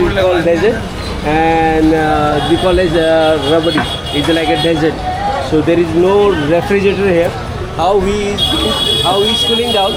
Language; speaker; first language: English; non-native, local second language; Hindi